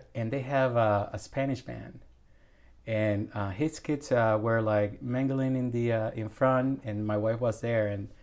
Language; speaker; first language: English; non-native, fluent; Spanish